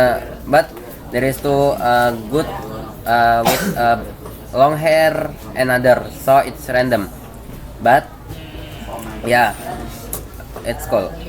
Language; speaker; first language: English; non-native, learner; Indonesian